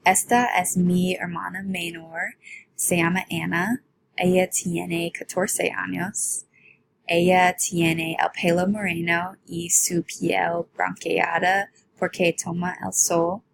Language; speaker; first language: Spanish; non-native, learner; English